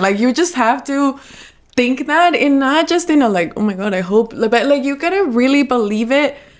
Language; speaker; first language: English; early bilingual, other home language; Spanish